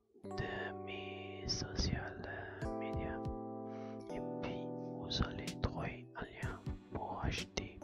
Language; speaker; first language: French; non-native, learner; Italian